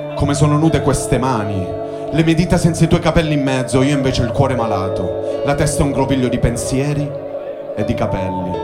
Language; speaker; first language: Italian; native; Italian